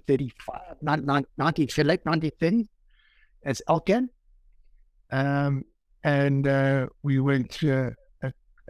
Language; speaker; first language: English; native; English